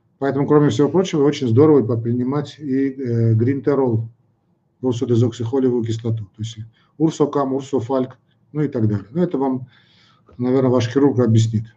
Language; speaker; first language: Russian; non-native, local second language; Armenian